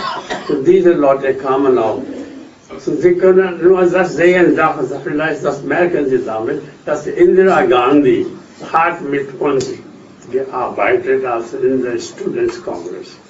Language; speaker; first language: German; non-native, fluent; Hindi